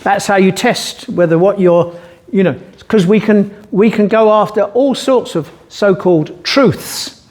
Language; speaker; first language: English; native; English